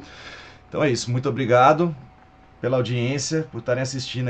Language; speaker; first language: Portuguese; native; Portuguese